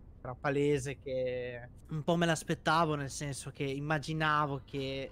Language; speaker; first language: Italian; native; Italian